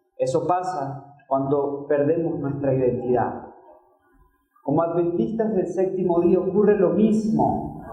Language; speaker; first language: Spanish; native; Spanish